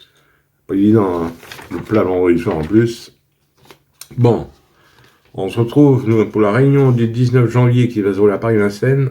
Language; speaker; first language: French; native; French